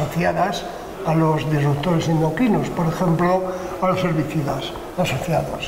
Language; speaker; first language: Spanish; native; Spanish